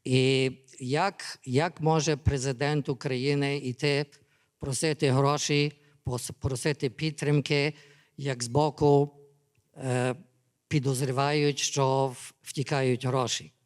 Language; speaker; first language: Ukrainian; early bilingual, heritage; English